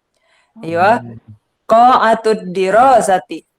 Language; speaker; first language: Arabic; non-native, learner; Indonesian